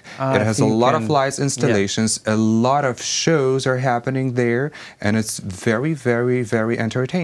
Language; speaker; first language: English; non-native, fluent; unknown